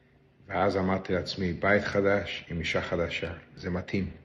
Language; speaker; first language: Hebrew; non-native, local second language; Yiddish